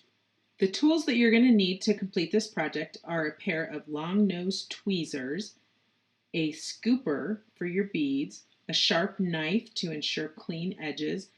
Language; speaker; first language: English; native; English